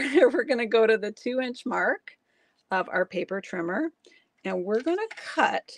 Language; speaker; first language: English; native; English